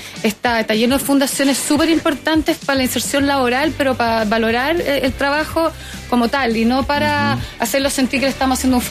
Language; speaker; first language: Spanish; native; Spanish